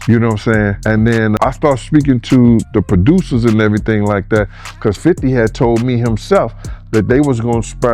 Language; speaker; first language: English; native; English